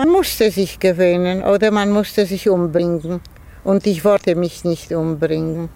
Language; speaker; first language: German; non-native, fluent; Polish